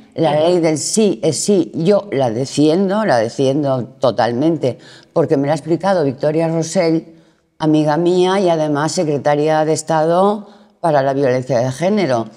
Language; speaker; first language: Spanish; native; Spanish